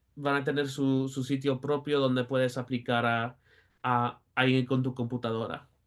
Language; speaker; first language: Spanish; early bilingual, heritage; Spanish